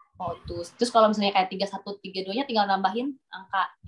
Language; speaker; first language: Indonesian; native; Indonesian